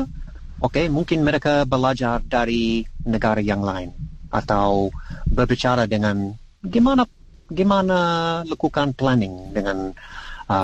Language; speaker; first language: Indonesian; non-native, learner; English